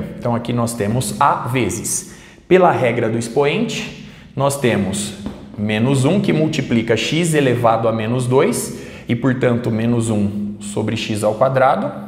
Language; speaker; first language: Portuguese; native; Portuguese